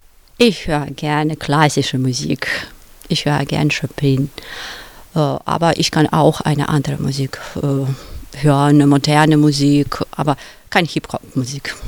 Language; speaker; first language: German; non-native, fluent; Russian